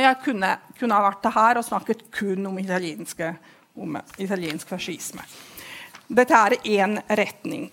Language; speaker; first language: Norwegian; non-native, fluent; Italian